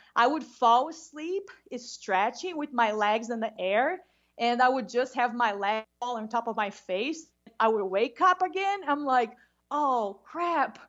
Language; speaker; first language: English; non-native, fluent; Portuguese